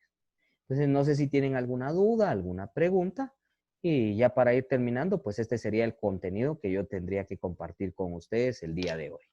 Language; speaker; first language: Spanish; native; Spanish